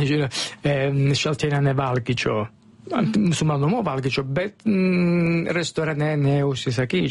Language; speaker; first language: Lithuanian; non-native, learner; Italian